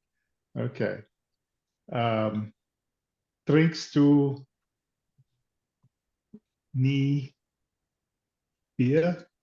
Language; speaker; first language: German; non-native, learner; English